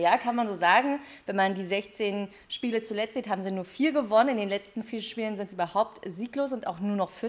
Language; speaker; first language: German; native; German